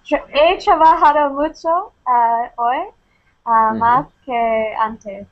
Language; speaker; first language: Spanish; non-native, learner; English